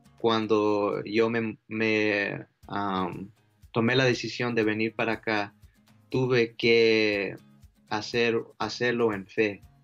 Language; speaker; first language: Spanish; early bilingual, heritage; Spanish